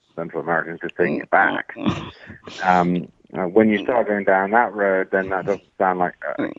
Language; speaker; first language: English; native; English